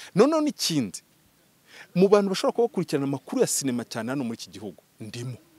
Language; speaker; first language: Kinyarwanda; early bilingual, heritage; Kinyarwanda